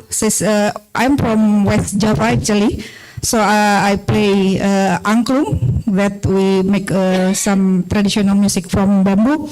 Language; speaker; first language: English; non-native, learner; Indonesian